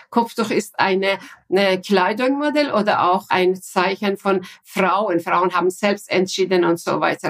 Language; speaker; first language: German; non-native, fluent; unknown